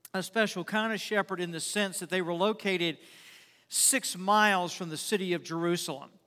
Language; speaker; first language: English; native; English